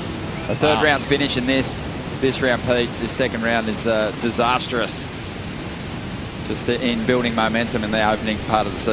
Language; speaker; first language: English; native; English